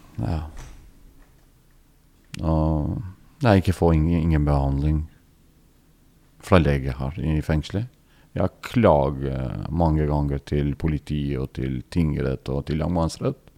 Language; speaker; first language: Norwegian; non-native, learner; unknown